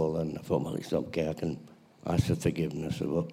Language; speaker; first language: English; native; English